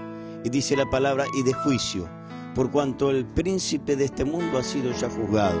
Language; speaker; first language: Spanish; native; Spanish